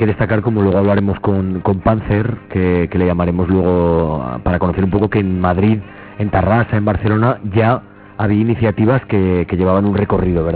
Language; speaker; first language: Spanish; native; Spanish